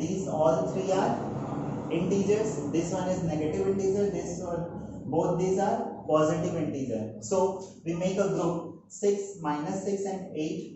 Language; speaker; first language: English; non-native, local second language; Hindi